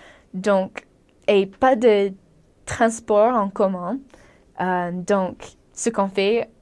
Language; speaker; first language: French; non-native, fluent; English